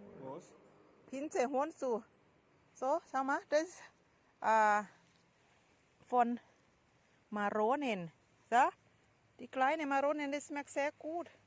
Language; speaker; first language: German; non-native, learner; Thai